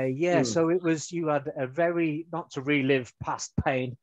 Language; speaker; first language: English; native; English